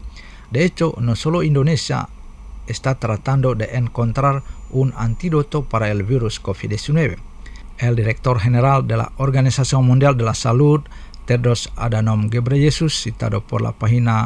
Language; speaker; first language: Spanish; non-native, fluent; Indonesian